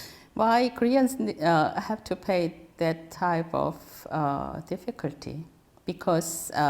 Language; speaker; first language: English; non-native, fluent; Korean